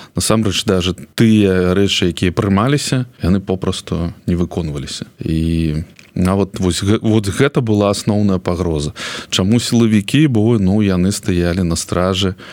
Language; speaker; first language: Belarusian; non-native, local second language; Russian